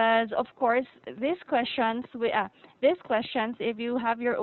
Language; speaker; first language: English; non-native, fluent; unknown